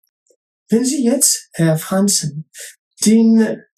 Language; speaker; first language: German; non-native, local second language; French